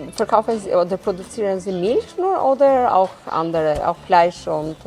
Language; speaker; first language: German; non-native, learner; Albanian